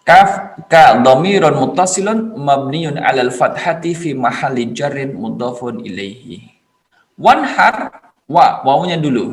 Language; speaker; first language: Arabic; non-native, fluent; Indonesian